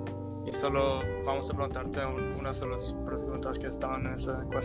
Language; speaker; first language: Spanish; non-native, learner; English